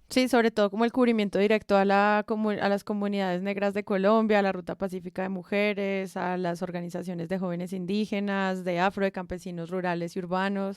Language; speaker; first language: Spanish; native; Spanish